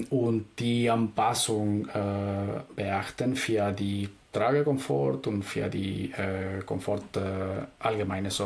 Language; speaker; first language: German; non-native, fluent; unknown